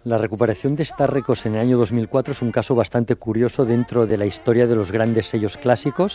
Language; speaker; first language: Spanish; native; Spanish